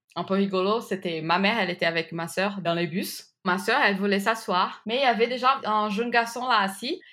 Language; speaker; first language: French; non-native, fluent; Portuguese